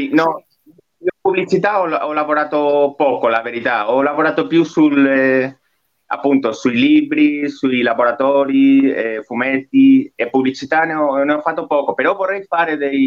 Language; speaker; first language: Italian; non-native, fluent; Spanish